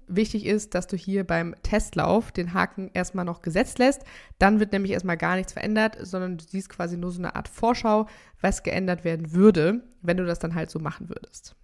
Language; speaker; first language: German; native; German